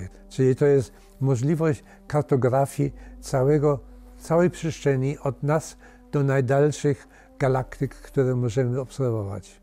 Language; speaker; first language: Polish; early bilingual, heritage; Polish